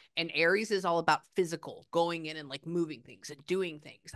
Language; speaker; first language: English; native; English